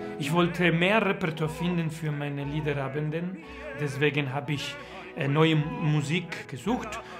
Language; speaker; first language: German; non-native, fluent; Spanish